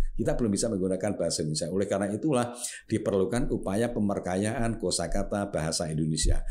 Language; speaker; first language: Indonesian; non-native, local second language; Javanese